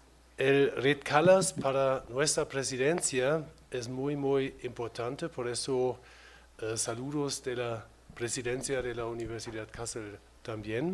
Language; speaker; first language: Spanish; non-native, fluent; German